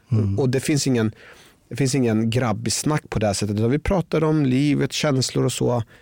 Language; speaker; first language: Swedish; early bilingual, other home language; Persian